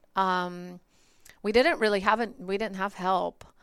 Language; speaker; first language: English; early bilingual, other home language; Bulgarian